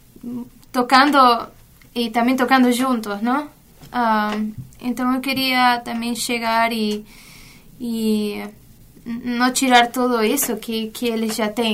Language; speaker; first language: Portuguese; non-native, fluent; Spanish